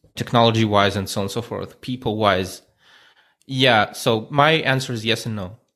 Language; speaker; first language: English; non-native, fluent; Russian